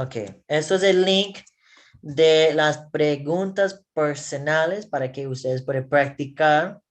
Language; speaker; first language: Spanish; non-native, learner; English